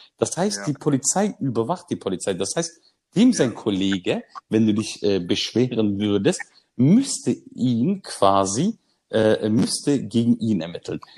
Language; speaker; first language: German; early bilingual, other home language; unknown